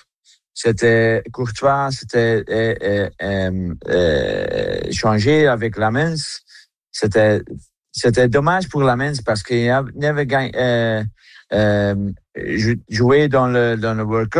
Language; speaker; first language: French; non-native, learner; Dutch